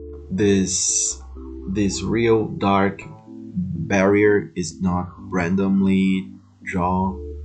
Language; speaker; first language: English; non-native, fluent; Portuguese